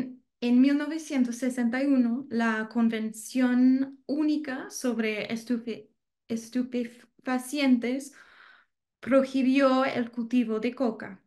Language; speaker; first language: Spanish; non-native, learner; English